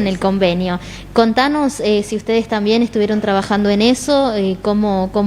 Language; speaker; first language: Spanish; native; Spanish